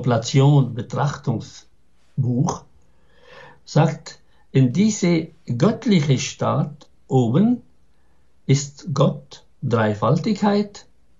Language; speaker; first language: German; non-native, fluent; Arabic